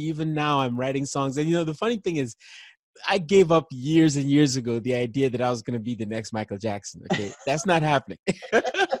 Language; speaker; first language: English; non-native, local second language; Igbo